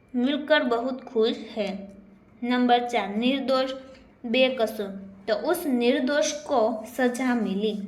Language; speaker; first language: Hindi; non-native, local second language; Gujarati